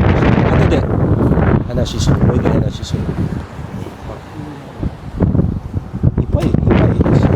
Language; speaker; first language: Japanese; non-native, learner; Filipino